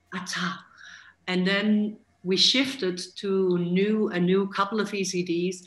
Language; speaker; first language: English; non-native, fluent; Dutch